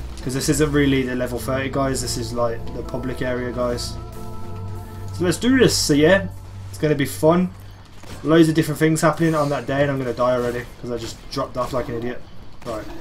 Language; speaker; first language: English; native; English